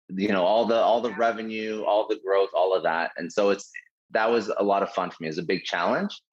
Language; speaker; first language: English; native; English